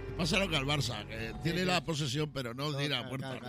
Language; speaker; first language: Spanish; native; Spanish